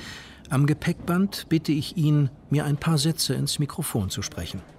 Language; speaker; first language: German; native; German